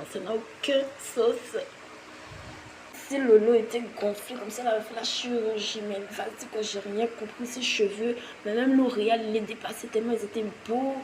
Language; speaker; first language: French; native; French